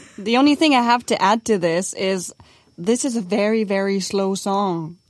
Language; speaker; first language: English; native; English